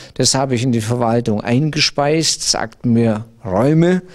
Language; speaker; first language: German; native; German